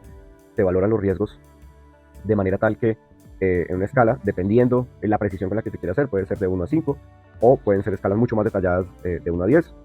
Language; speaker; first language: Spanish; native; Spanish